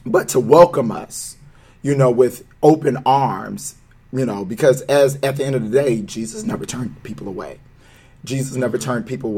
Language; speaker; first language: English; native; English